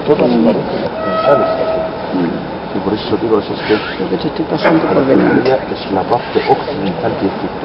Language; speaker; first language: Spanish; non-native, fluent; Arabic